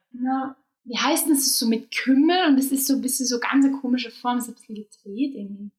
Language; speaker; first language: German; native; German